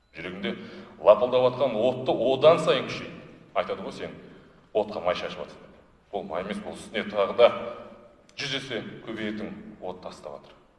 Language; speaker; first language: Kazakh; non-native, local second language; Russian